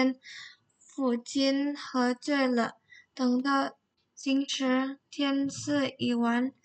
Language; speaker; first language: Chinese; non-native, learner; Indonesian